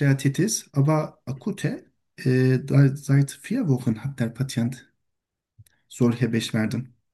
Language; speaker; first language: German; non-native, learner; Turkish